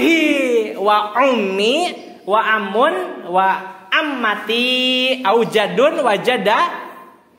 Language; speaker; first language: Arabic; non-native, fluent; Indonesian